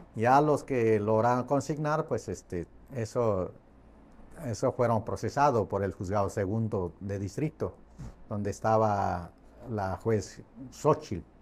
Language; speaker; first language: Spanish; non-native, fluent; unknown